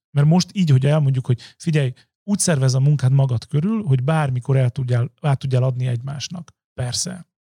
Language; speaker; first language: Hungarian; native; Hungarian